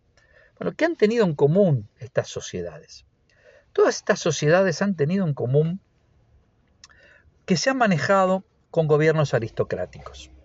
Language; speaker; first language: Spanish; native; Spanish